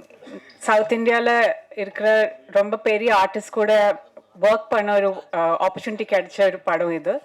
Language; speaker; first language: Tamil; non-native, fluent; Malayalam